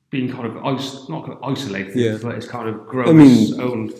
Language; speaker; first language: English; native; English